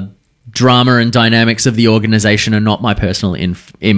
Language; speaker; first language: English; native; English